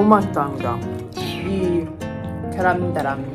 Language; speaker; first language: Korean; early bilingual, heritage; Korean